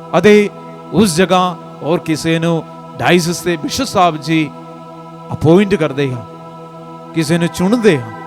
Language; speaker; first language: Punjabi; non-native, fluent; Malayalam